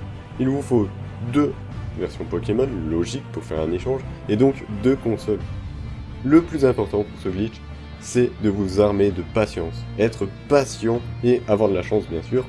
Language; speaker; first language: French; native; French